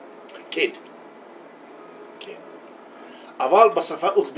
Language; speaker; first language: Hebrew; non-native, learner; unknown